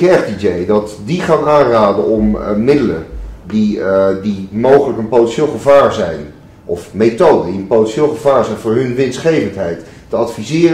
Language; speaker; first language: Dutch; native; Dutch